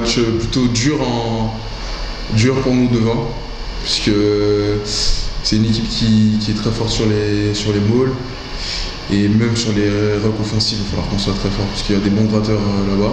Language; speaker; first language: French; native; French